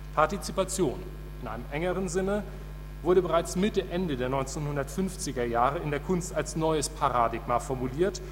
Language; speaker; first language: German; native; German